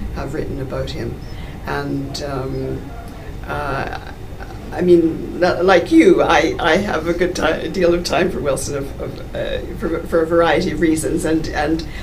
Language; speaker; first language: English; native; English